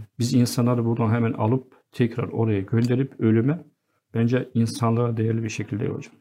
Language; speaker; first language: Turkish; non-native, fluent; Arabic